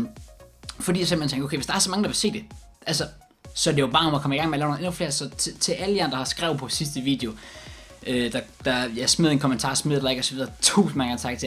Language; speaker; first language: Danish; native; Danish